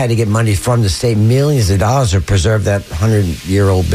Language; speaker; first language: English; native; English